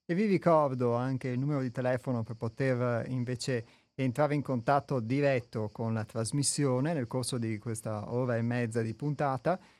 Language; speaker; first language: Italian; native; Italian